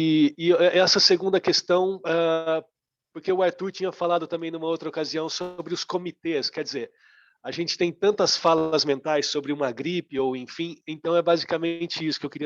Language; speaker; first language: Portuguese; native; Portuguese